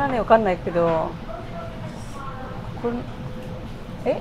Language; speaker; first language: Japanese; non-native, learner; Arabic